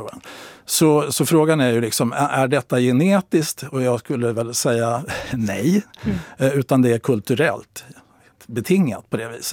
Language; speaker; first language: Swedish; native; Swedish